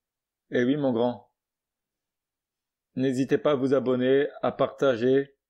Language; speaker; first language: French; native; French